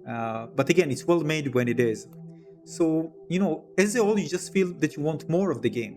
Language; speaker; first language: English; non-native, fluent; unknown